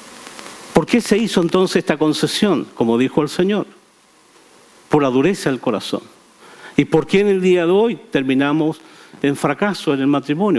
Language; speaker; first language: Spanish; native; Spanish